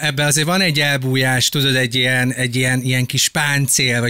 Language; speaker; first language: Hungarian; native; Hungarian